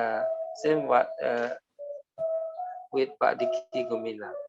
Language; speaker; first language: English; non-native, learner; Malay